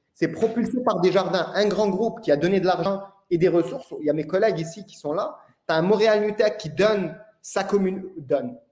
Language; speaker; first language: French; non-native, local second language; Arabic